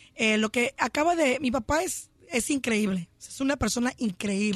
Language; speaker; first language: Spanish; early bilingual, heritage; Spanish